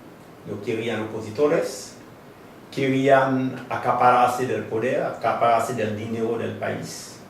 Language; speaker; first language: Spanish; non-native, fluent; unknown